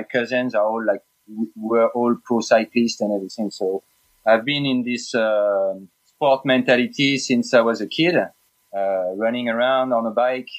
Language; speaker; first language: English; non-native, fluent; French